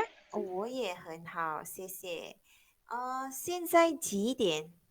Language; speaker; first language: Chinese; non-native, local second language; Malay